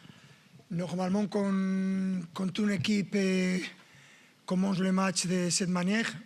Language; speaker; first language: French; non-native, fluent; Spanish